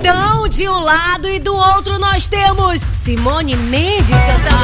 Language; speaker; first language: Portuguese; native; Portuguese